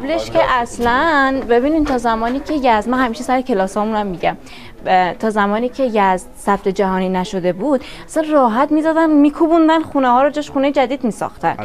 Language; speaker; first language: Persian; native; Persian